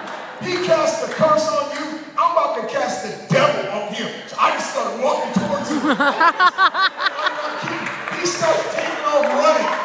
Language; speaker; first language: English; native; English